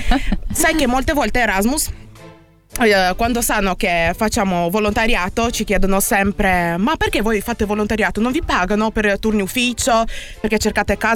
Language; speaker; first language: Italian; native; Italian